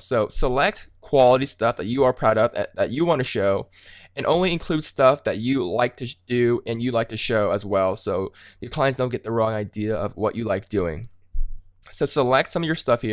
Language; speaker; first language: English; native; English